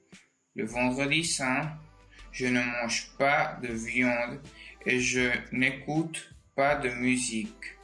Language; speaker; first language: French; non-native, learner; Spanish